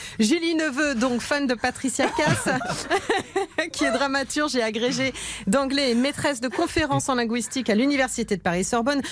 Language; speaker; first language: French; native; French